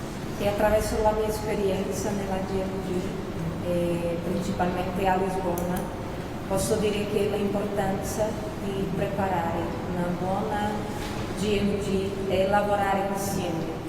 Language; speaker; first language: Italian; non-native, fluent; Portuguese